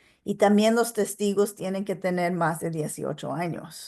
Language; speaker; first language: Spanish; non-native, local second language; English